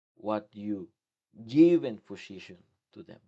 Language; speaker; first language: English; non-native, local second language; Filipino